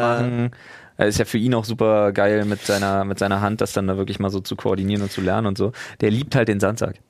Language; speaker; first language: German; native; German